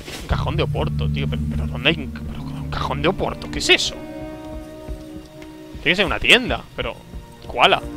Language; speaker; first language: Spanish; native; Spanish